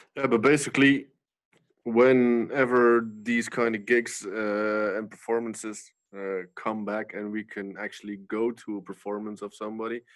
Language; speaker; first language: English; non-native, fluent; Dutch